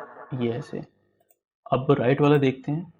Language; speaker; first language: Hindi; native; Hindi